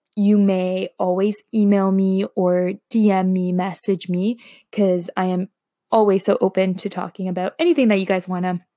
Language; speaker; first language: English; non-native, fluent; Slovak